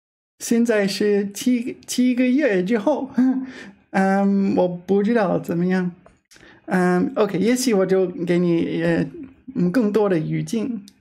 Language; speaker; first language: Chinese; non-native, fluent; English